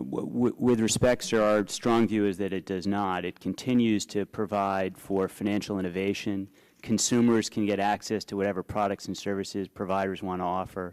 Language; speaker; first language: English; native; English